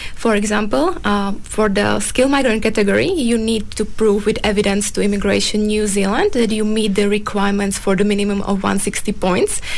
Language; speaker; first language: English; non-native, fluent; Slovak